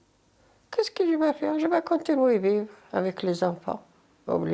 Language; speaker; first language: French; non-native, learner; Arabic